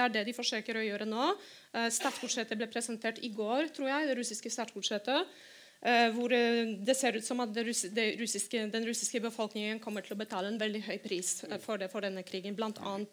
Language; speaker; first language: Norwegian; non-native, fluent; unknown